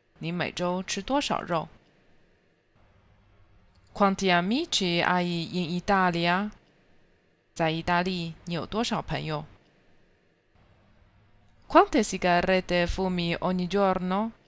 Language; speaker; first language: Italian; non-native, fluent; Chinese